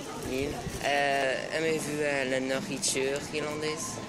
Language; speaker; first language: French; non-native, learner; English